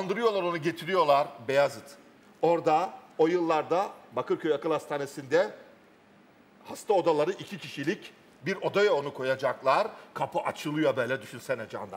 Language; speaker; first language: Turkish; native; Turkish